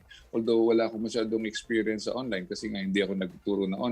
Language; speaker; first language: Filipino; native; Filipino